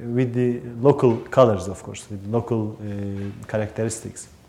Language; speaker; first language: English; non-native, fluent; Turkish